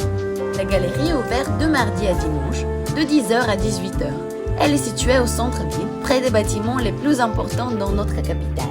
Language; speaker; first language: French; non-native, learner; Bulgarian